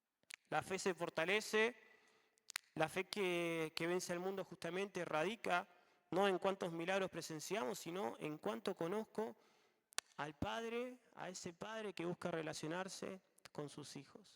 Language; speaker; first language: Spanish; native; Spanish